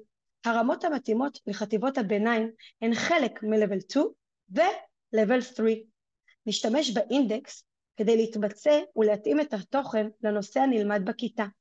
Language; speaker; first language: Hebrew; native; Hebrew